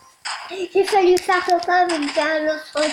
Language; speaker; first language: French; native; French